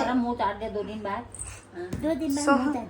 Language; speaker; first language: Hindi; native; Hindi